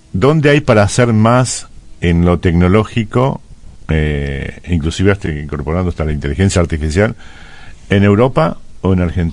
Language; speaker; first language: Spanish; native; Spanish